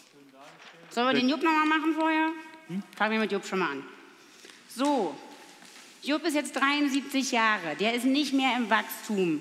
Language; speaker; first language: German; native; German